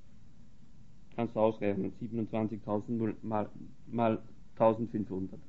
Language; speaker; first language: German; non-native, fluent; French